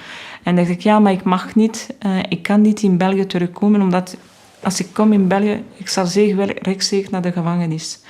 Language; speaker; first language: Dutch; non-native, learner; French